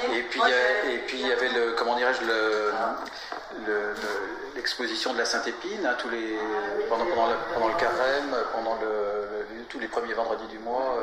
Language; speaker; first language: French; native; French